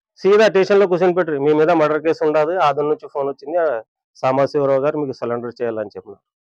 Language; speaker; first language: Telugu; non-native, local second language; Urdu